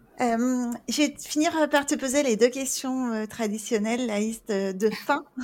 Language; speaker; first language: French; native; French